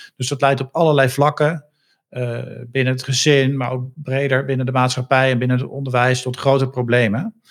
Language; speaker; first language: Dutch; native; Dutch